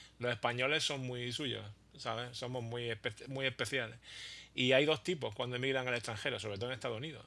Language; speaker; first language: Spanish; native; Spanish